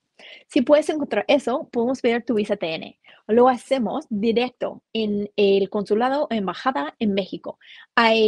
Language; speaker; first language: Spanish; non-native, fluent; English